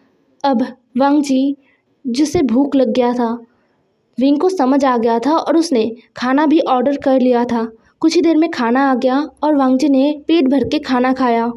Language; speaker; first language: Hindi; non-native, local second language; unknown